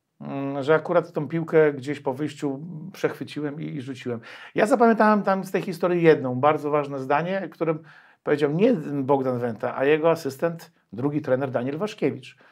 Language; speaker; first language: Polish; native; Polish